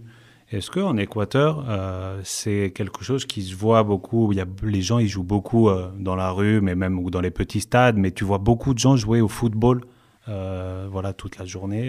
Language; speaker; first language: French; native; French